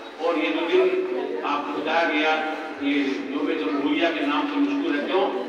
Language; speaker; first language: Urdu; native; Urdu